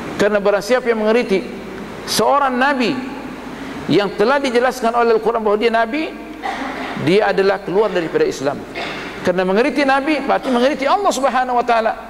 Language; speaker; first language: Malay; native; Malay